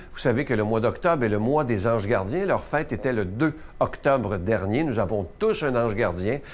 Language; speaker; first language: French; native; French